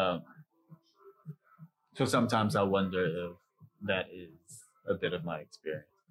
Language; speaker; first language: English; native; English